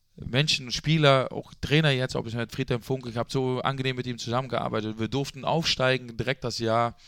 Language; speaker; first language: German; non-native, fluent; Dutch